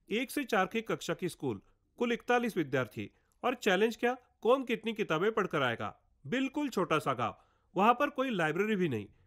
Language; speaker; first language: Hindi; non-native, local second language; Marathi